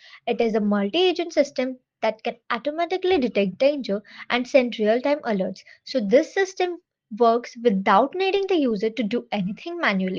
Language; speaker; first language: English; non-native, learner; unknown